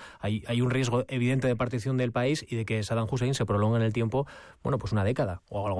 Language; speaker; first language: Spanish; native; Spanish